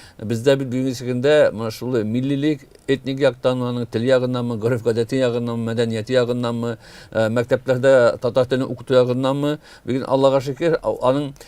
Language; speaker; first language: Tatar; native; Tatar